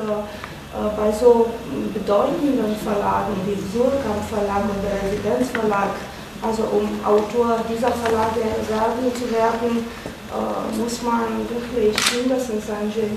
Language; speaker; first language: German; non-native, fluent; Romanian